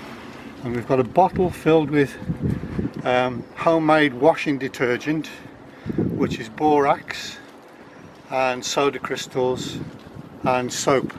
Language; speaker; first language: English; native; English